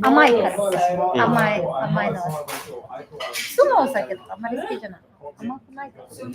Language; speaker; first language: Japanese; non-native, learner; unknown